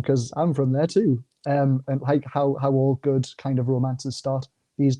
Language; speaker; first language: English; native; English